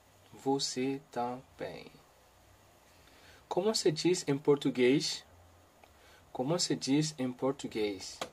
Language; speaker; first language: Portuguese; non-native, learner; Haitian Creole